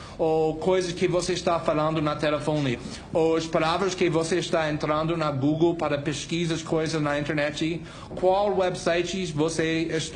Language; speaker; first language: Portuguese; non-native, fluent; English